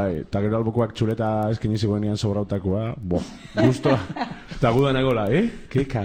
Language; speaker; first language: Basque; native; Basque